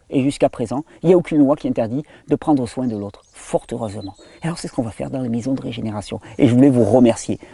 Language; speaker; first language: French; native; French